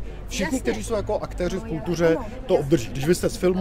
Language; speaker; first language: Czech; native; Czech